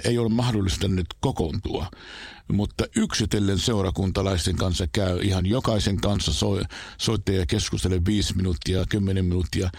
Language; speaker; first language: Finnish; non-native, fluent; Arabic